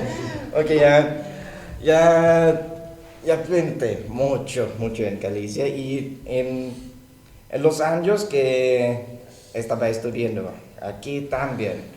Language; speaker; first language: Spanish; non-native, learner; Thai